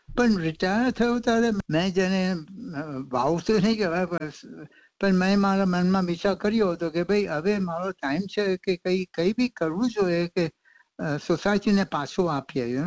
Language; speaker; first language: Gujarati; native; Gujarati